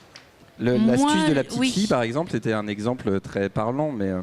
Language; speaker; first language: French; native; French